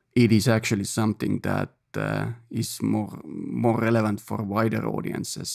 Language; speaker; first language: English; non-native, fluent; Estonian